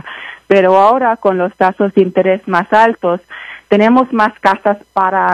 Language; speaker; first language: Spanish; early bilingual, heritage; Spanish